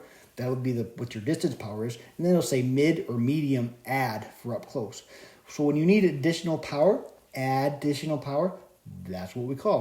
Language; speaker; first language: English; native; English